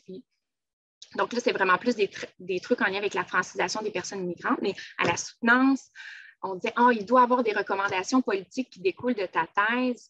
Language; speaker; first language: French; native; French